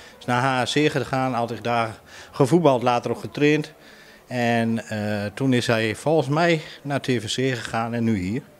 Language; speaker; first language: Dutch; native; Dutch